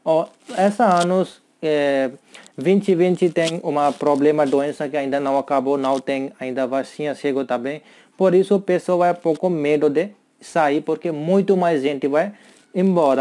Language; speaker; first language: Portuguese; non-native, learner; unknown